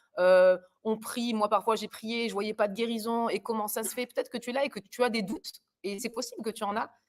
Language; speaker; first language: French; early bilingual, other home language; German